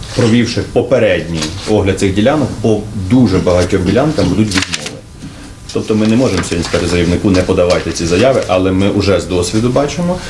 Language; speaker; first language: Ukrainian; native; Ukrainian